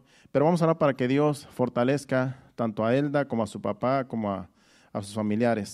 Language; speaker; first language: Spanish; native; Spanish